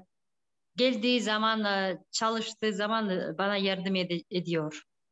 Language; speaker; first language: Turkish; non-native, learner; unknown